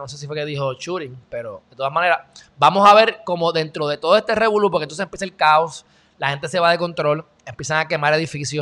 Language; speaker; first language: Spanish; native; Spanish